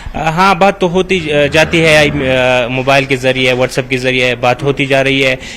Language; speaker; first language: Hindi; non-native, fluent; Pashto